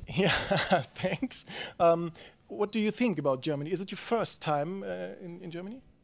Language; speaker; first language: English; non-native, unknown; German